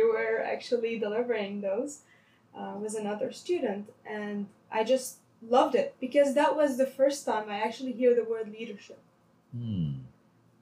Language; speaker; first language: English; non-native, fluent; Arabic